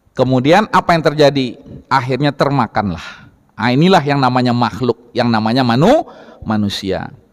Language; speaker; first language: Indonesian; non-native, local second language; Minangkabau